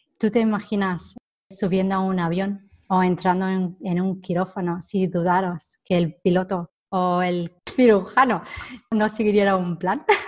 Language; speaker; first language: Spanish; non-native, fluent; English